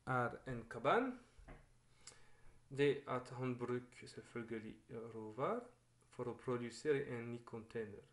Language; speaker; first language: Norwegian; non-native, learner; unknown